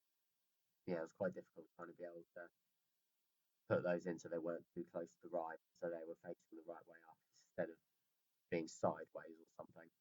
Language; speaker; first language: English; native; English